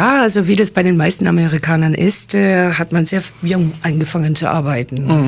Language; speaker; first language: German; non-native, fluent; English